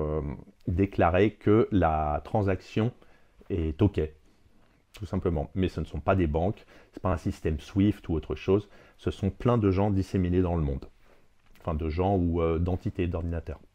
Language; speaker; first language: French; native; French